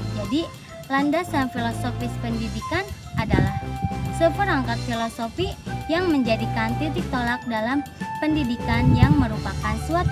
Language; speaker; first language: Indonesian; native; Indonesian